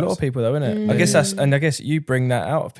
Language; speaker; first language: English; native; English